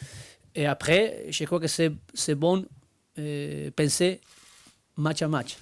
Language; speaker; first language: French; non-native, learner; Spanish